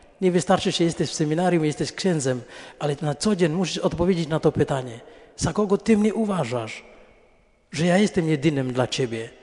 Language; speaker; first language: Polish; non-native, fluent; Indonesian